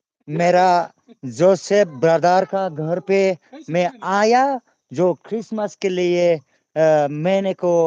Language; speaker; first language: Hindi; non-native, local second language; Bodo